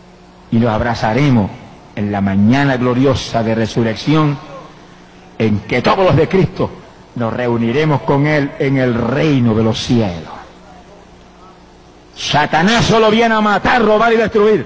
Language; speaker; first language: Spanish; native; Spanish